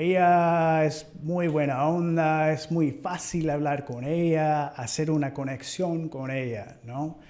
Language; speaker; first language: Spanish; non-native, fluent; English